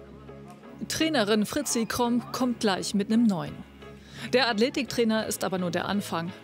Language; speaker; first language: German; native; German